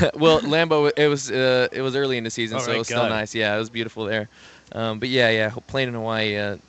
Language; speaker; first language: English; native; English